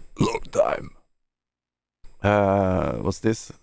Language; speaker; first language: English; non-native, fluent; Norwegian